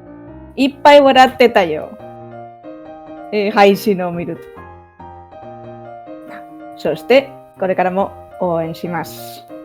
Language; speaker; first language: Japanese; non-native, fluent; English